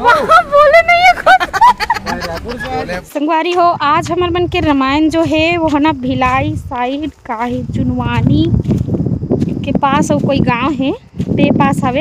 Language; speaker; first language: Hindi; non-native, local second language; Chhattisgarhi